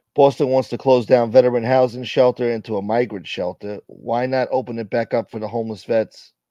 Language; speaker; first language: English; native; English